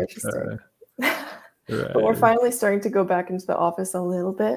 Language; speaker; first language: English; early bilingual, other home language; Russian